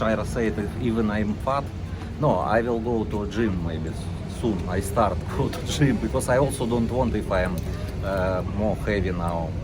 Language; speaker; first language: English; non-native, learner; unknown